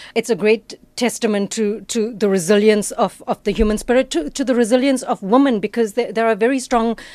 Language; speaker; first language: English; native; English